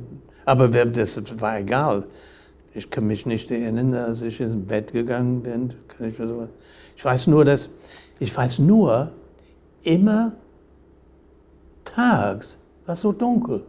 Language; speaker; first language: German; non-native, fluent; English